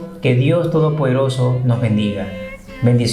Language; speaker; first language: Spanish; native; Spanish